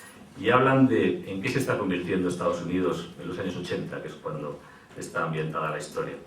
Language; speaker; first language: Spanish; native; Spanish